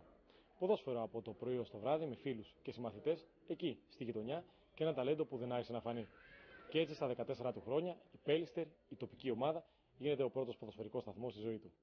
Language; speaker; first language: Greek; native; Greek